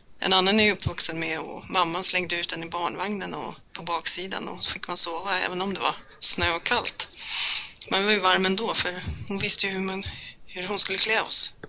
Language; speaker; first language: Swedish; native; Swedish